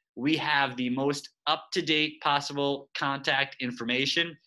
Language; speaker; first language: English; native; English